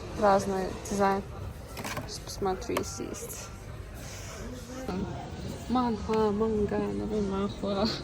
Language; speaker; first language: Russian; non-native, fluent; Azerbaijani